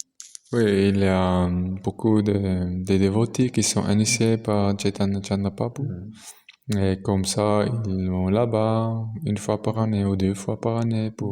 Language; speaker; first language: French; non-native, local second language; German